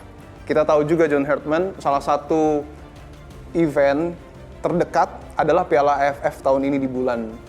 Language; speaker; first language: Indonesian; native; Indonesian